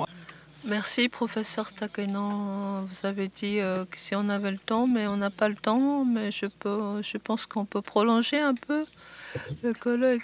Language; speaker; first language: French; non-native, fluent; Japanese